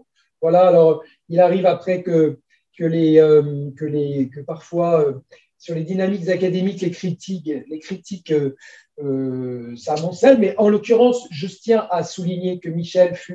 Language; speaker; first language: French; native; French